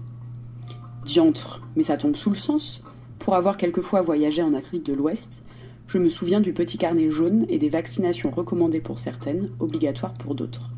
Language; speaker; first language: French; native; French